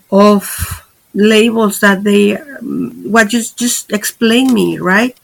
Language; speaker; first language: English; non-native, fluent; Spanish